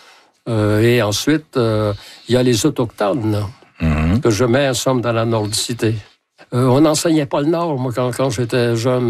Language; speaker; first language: French; native; French